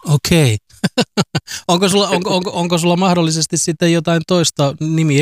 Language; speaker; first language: Finnish; native; Finnish